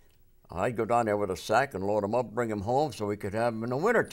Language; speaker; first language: English; native; English